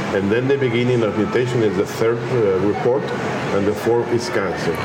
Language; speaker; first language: English; non-native, fluent; Spanish